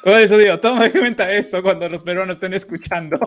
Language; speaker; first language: Spanish; native; Spanish